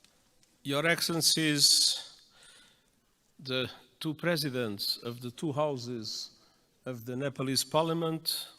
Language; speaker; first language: English; non-native, fluent; Portuguese